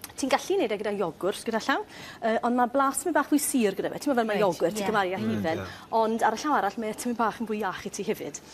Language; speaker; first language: Welsh; native; Welsh